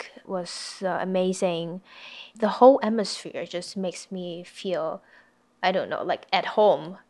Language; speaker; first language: English; non-native, local second language; Cantonese